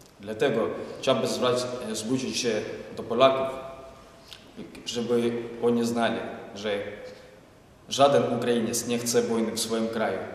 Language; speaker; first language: Polish; non-native, learner; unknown